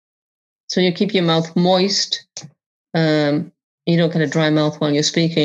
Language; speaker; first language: English; native; English